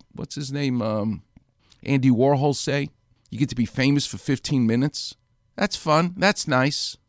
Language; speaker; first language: English; native; English